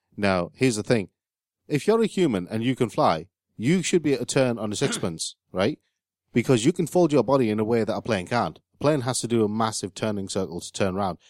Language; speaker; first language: English; native; English